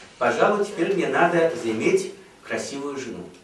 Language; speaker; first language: Russian; native; Russian